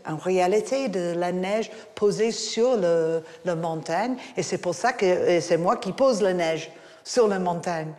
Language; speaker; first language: French; non-native, fluent; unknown